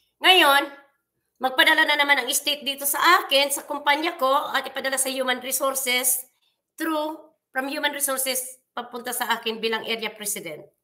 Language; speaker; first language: Filipino; non-native, local second language; Cebuano